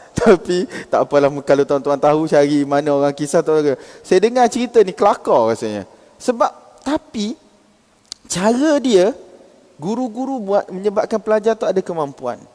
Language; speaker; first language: Malay; native; Malay